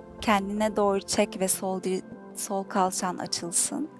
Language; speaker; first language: Turkish; native; Turkish